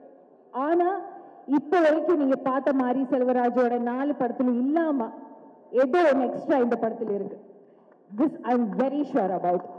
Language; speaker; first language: Tamil; non-native, local second language; Malayalam